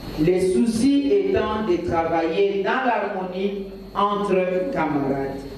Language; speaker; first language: French; non-native, local second language; Lingala